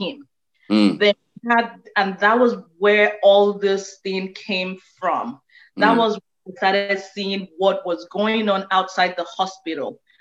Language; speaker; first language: English; non-native, local second language; Yoruba